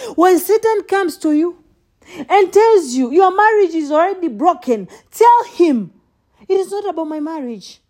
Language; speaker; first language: English; non-native, local second language; Swahili